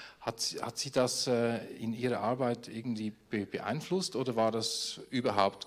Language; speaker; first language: German; native; German